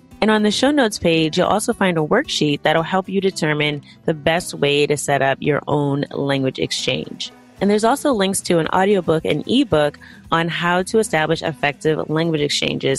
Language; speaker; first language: English; native; English